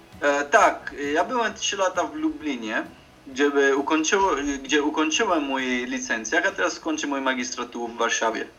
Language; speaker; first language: Polish; non-native, fluent; Italian